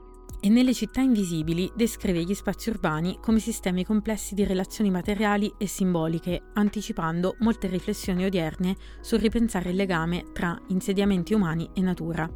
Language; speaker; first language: Italian; native; Italian